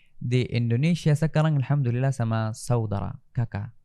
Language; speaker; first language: Indonesian; non-native, learner; Arabic